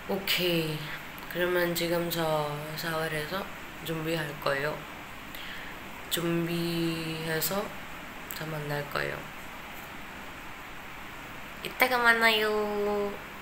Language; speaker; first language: Korean; non-native, learner; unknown